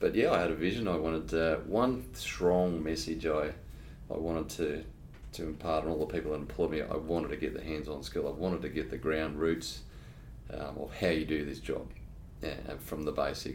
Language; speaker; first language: English; native; English